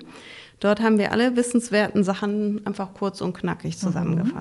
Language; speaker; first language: German; native; German